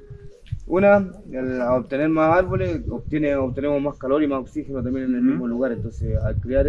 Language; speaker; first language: Spanish; native; Spanish